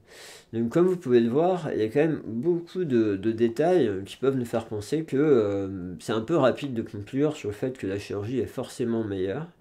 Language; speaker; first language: French; native; French